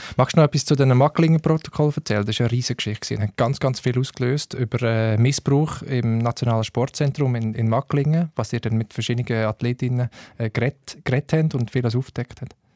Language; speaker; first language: German; native; German